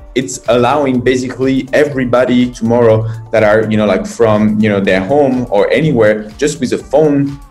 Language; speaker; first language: English; non-native, fluent; French